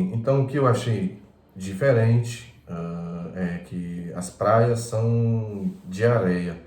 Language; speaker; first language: Portuguese; non-native, fluent; Croatian